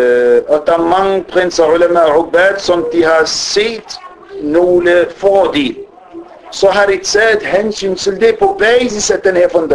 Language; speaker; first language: Danish; early bilingual, other home language; Arabic